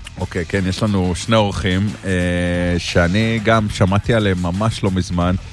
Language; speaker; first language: Hebrew; native; Hebrew